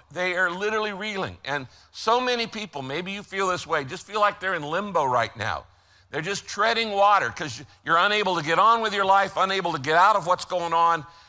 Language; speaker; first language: English; native; English